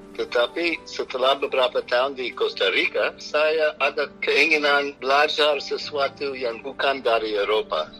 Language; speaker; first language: Indonesian; non-native, fluent; English